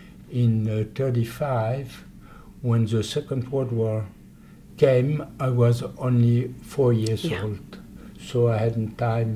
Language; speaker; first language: English; non-native, fluent; Polish